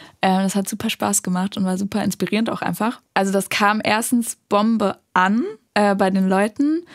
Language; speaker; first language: German; native; German